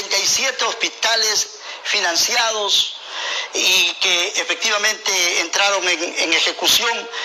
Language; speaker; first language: Spanish; native; Spanish